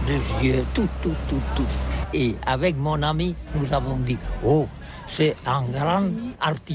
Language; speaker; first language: French; non-native, learner; Catalan